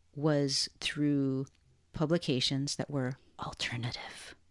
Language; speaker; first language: English; native; English